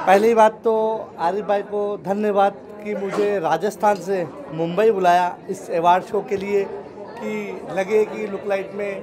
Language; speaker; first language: Hindi; native; Hindi